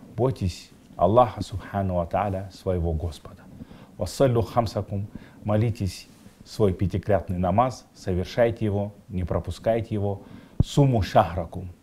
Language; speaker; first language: Russian; non-native, local second language; Kazakh